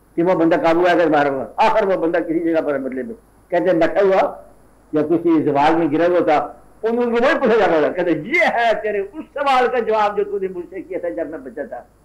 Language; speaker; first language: Urdu; non-native, local second language; Punjabi